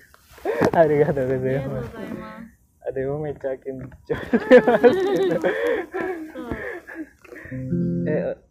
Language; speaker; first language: Japanese; non-native, fluent; Indonesian